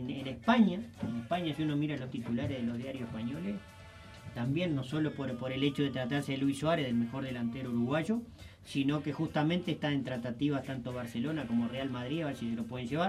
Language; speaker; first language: Spanish; native; Spanish